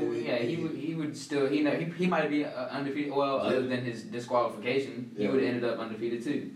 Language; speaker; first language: English; early bilingual, other home language; Filipino